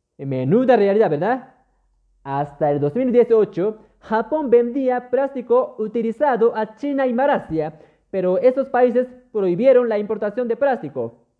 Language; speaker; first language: Spanish; non-native, fluent; Japanese